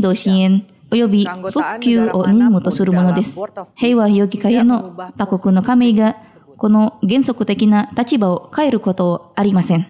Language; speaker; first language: Japanese; non-native, fluent; Indonesian